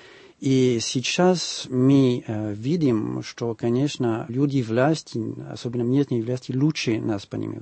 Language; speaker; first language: Russian; non-native, fluent; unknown